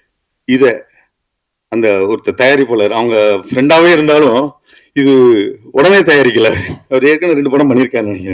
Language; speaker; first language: Tamil; native; Tamil